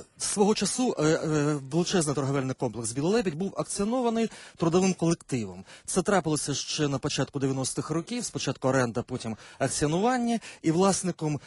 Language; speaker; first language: Ukrainian; native; Ukrainian